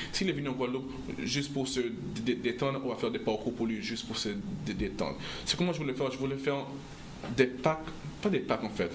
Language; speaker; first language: French; non-native, local second language; English